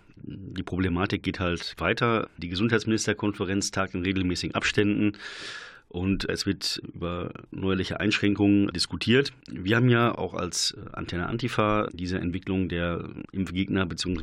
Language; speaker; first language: German; native; German